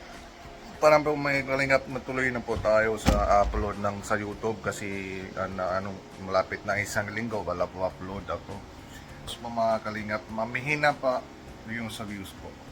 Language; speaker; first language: Filipino; non-native, local second language; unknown